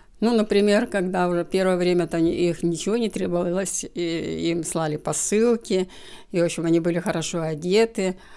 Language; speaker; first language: Russian; native; Russian